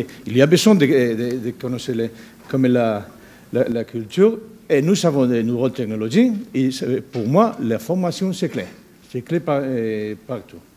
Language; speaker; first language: French; non-native, learner; Spanish